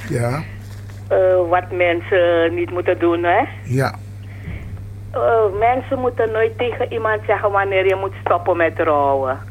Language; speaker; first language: Dutch; non-native, fluent; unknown